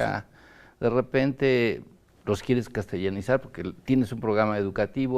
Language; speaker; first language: Spanish; native; Spanish